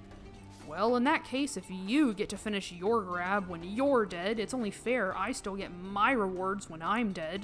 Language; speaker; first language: English; native; English